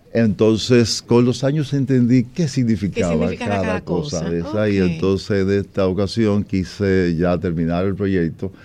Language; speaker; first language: Spanish; native; Spanish